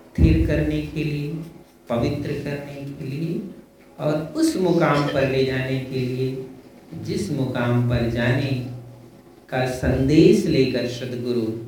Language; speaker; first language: Hindi; native; Hindi